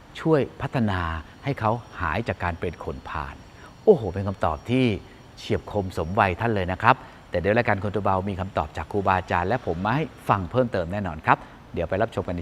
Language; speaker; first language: Thai; native; Thai